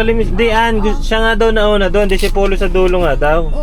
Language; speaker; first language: Filipino; native; Filipino